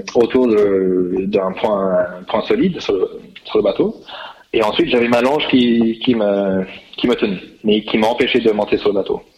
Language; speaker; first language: French; non-native, fluent; English